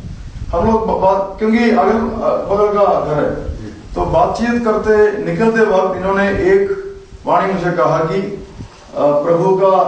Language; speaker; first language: Hindi; non-native, local second language; Malayalam